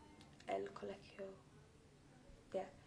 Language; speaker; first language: Spanish; non-native, learner; English